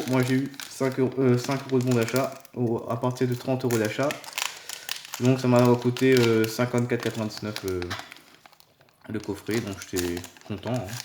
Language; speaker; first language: French; native; French